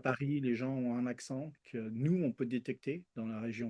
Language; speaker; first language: French; early bilingual, other home language; Spanish